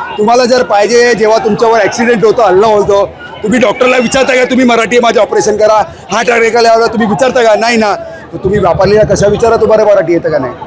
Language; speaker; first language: Marathi; non-native, local second language; Rajasthani